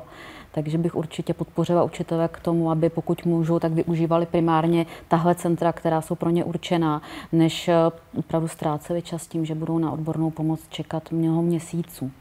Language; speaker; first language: Czech; native; Czech